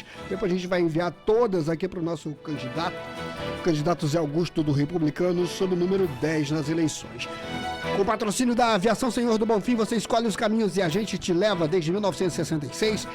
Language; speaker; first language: Portuguese; native; Portuguese